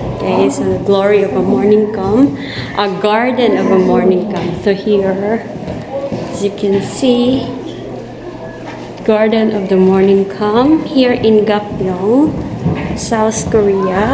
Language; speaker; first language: English; non-native, local second language; Filipino